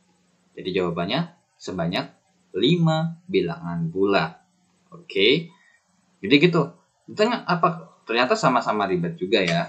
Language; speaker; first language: Indonesian; native; Indonesian